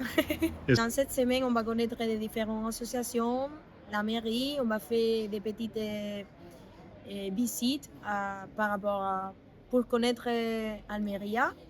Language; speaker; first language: French; non-native, fluent; Spanish